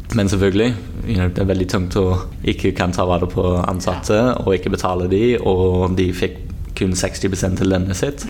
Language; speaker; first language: Norwegian; non-native, fluent; English